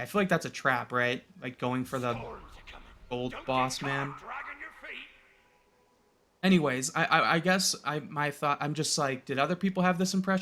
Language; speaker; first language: English; native; English